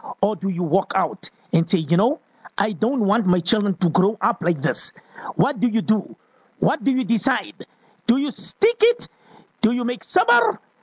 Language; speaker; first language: English; native; English